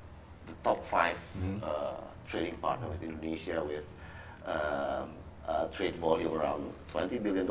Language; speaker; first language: English; non-native, fluent; Indonesian